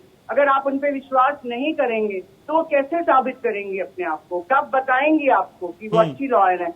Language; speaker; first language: Hindi; native; Hindi